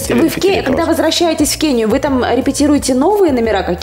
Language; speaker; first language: Russian; native; Russian